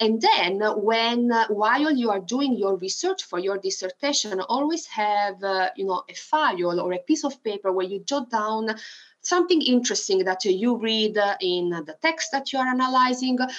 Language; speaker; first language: English; non-native, fluent; Italian